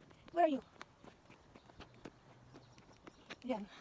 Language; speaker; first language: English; non-native, local second language; Filipino